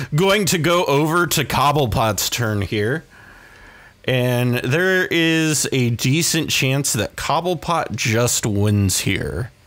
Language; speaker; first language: English; native; English